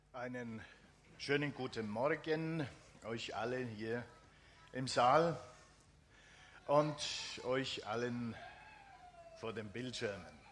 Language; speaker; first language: German; non-native, fluent; Finnish